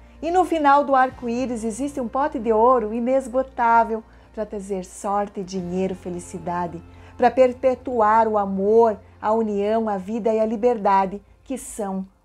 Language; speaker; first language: Portuguese; native; Portuguese